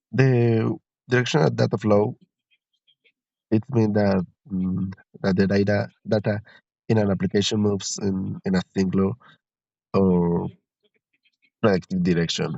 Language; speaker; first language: English; non-native, learner; Spanish